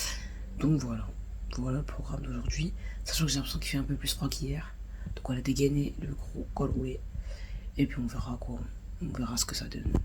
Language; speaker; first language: French; native; French